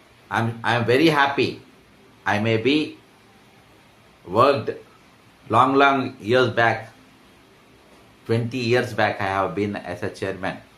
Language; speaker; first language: English; non-native, local second language; Telugu